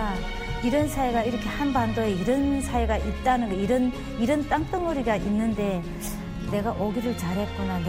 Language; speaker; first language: Korean; native; Korean